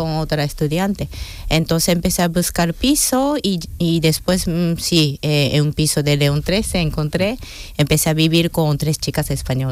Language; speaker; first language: Spanish; non-native, fluent; Japanese